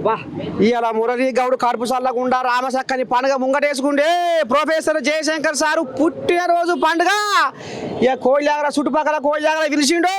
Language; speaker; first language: Telugu; native; Telugu